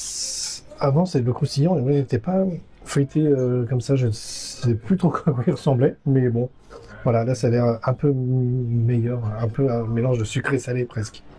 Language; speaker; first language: French; native; French